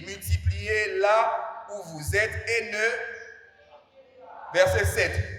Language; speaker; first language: French; non-native, local second language; Lingala